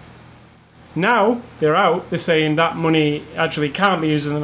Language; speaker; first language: English; native; English